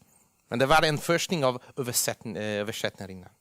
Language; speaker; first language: Swedish; non-native, fluent; Italian